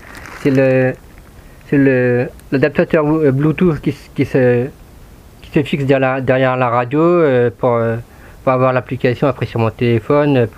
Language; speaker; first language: French; native; French